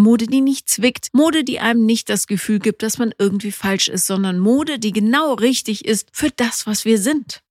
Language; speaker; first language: German; native; German